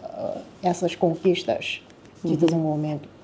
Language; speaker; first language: Portuguese; non-native, fluent; Chinese